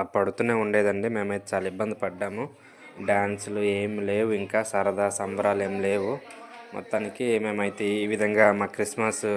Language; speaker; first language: Telugu; native; Telugu